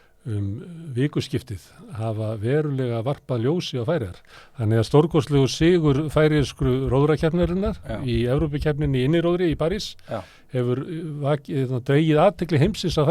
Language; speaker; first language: Icelandic; native; Icelandic